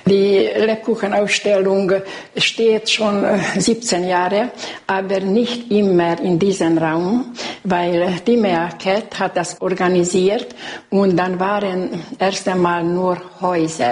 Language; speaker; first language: German; non-native, local second language; Hungarian